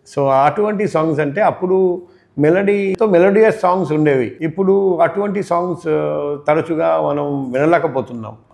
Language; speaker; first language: Telugu; non-native, fluent; Bangla